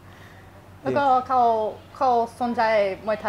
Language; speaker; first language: Thai; non-native, fluent; English